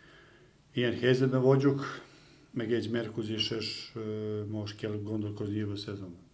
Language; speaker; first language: Hungarian; non-native, learner; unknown